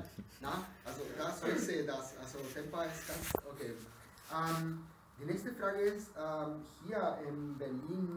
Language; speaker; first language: German; non-native, learner; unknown